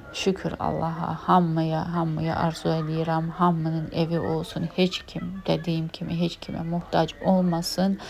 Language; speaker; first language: Azerbaijani; non-native, fluent; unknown